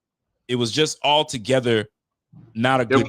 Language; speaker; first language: English; native; English